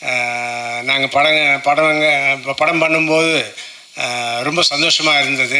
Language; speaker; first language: Tamil; non-native, local second language; Telugu